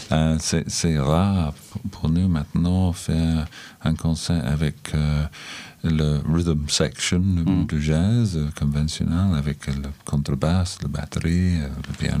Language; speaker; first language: French; non-native, learner; English